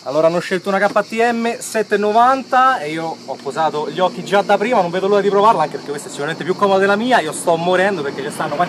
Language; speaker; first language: Italian; native; Italian